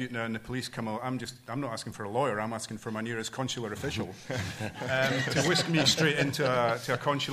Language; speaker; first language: English; native; English